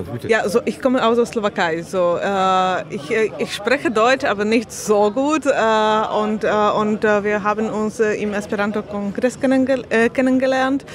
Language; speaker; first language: German; non-native, learner; Slovak